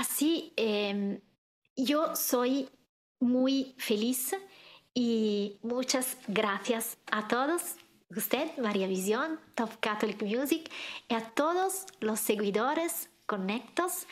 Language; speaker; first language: Spanish; non-native, learner; Italian